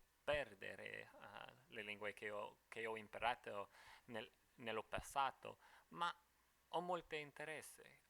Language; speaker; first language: Italian; non-native, fluent; English